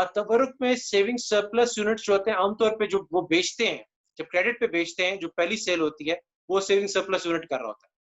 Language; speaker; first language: Urdu; native; Urdu